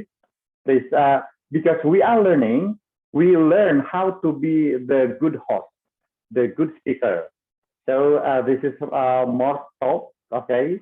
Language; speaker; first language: English; non-native, fluent; Indonesian